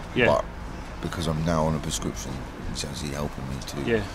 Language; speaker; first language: English; native; English